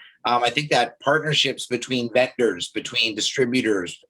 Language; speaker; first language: English; native; English